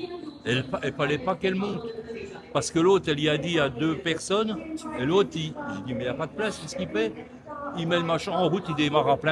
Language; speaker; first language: French; native; French